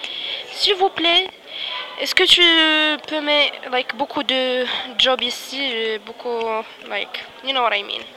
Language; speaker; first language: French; non-native, local second language; Arabic